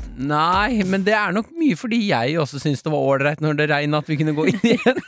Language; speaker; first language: Norwegian; native; Norwegian